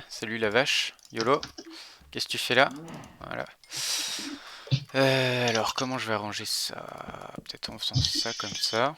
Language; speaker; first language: French; native; French